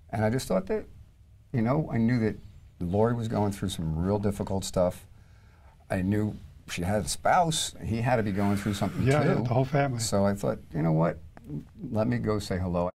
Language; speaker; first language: English; native; English